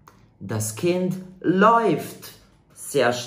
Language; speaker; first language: German; non-native, fluent; Serbian